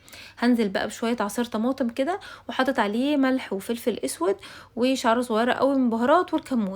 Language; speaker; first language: Arabic; native; Arabic